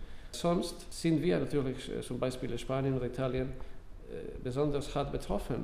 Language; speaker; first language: German; non-native, fluent; Spanish